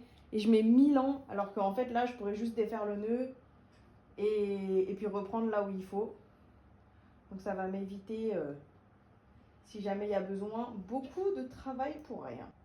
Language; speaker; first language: French; native; French